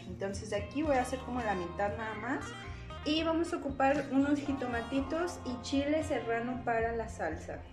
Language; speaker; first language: Spanish; native; Spanish